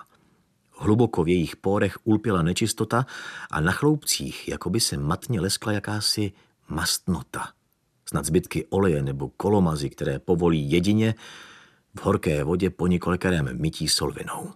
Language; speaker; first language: Czech; native; Czech